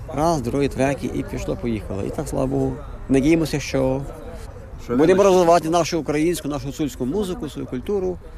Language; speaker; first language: Ukrainian; native; Ukrainian